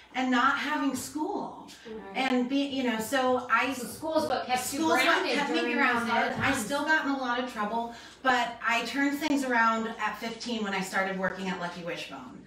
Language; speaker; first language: English; native; English